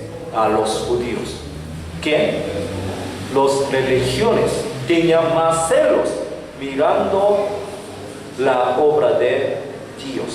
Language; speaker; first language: Spanish; non-native, learner; Korean